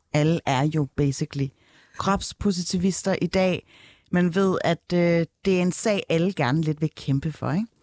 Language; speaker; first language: Danish; early bilingual, other home language; Turkish